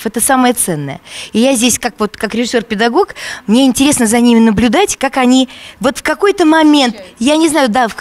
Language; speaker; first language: Russian; native; Russian